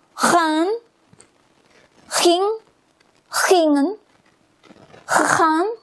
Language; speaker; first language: Dutch; non-native, fluent; Indonesian